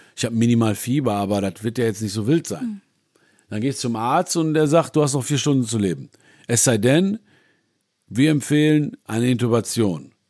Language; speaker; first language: German; native; German